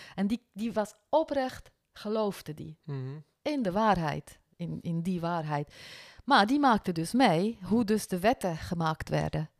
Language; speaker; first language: Dutch; non-native, fluent; French